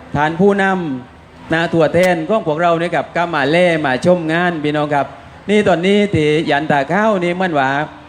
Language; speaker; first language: Thai; native; Thai